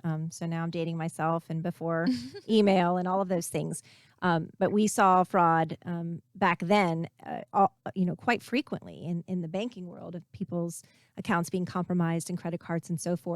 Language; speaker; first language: English; native; English